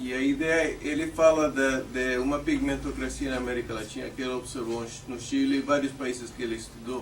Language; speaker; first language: Portuguese; non-native, fluent; English